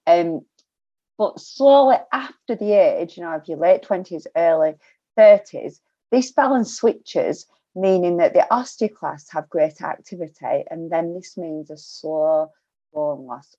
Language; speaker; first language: English; native; English